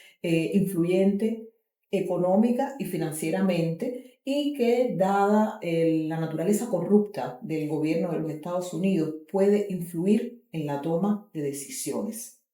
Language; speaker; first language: Spanish; native; Spanish